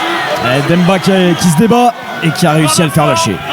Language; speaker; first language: French; native; French